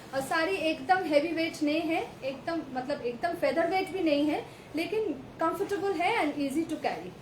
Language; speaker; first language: Hindi; non-native, local second language; Bangla